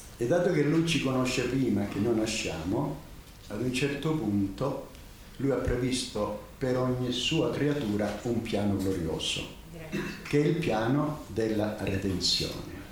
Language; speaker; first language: Italian; native; Italian